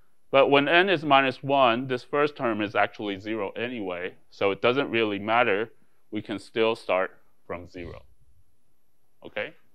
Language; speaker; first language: English; non-native, fluent; Chinese